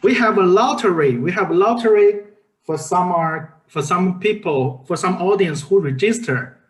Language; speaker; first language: English; non-native, learner; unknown